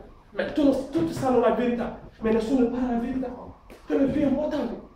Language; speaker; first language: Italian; non-native, learner; French